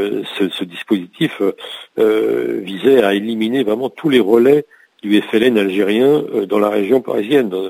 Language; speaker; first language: French; native; French